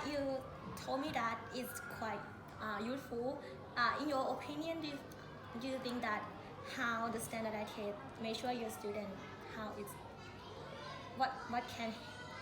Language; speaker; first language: English; non-native, learner; Thai